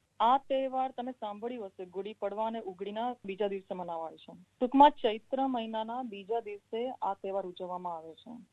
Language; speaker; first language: Gujarati; non-native, local second language; Sindhi